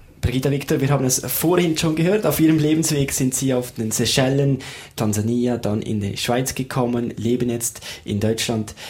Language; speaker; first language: German; native; German